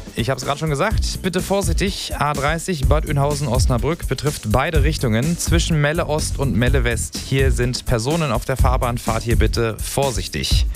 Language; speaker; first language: German; native; German